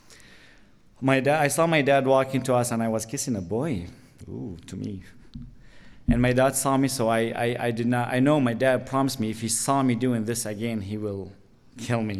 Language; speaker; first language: English; non-native, learner; Arabic